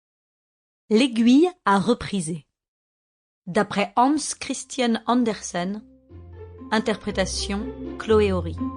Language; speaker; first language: French; native; French